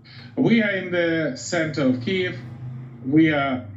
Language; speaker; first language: English; non-native, fluent; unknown